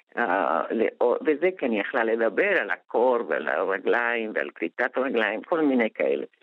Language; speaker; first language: Hebrew; non-native, fluent; Spanish